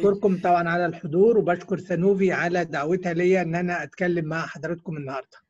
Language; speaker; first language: Arabic; native; Arabic